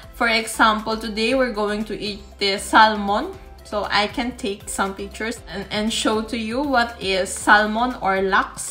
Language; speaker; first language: English; non-native, local second language; Filipino